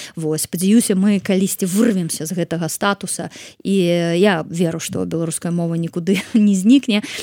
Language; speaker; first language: Belarusian; non-native, local second language; Russian